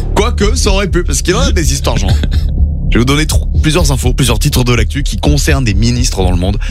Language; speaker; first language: French; native; French